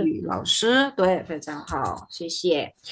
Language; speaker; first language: Chinese; non-native, fluent; Indonesian